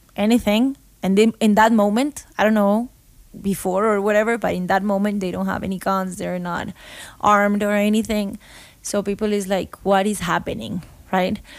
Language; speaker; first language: English; non-native, learner; Spanish